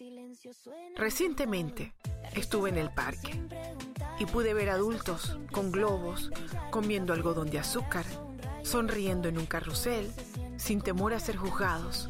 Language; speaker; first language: Spanish; native; Spanish